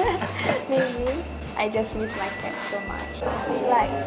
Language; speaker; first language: English; non-native, local second language; Malay